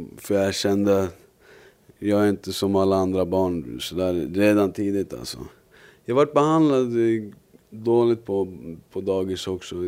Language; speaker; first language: Swedish; native; Swedish